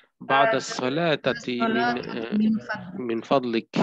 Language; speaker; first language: Arabic; non-native, learner; Bangla